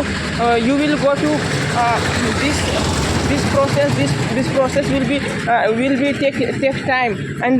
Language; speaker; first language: English; non-native, learner; Hindi